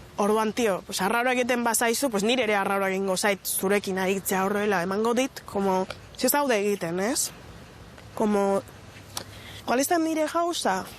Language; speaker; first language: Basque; non-native, local second language; Spanish